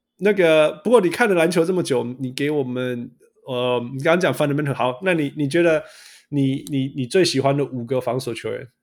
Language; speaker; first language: Chinese; native; Chinese